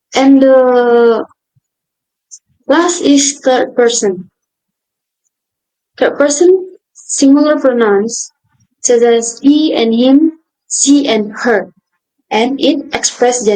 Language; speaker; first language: English; non-native, local second language; Indonesian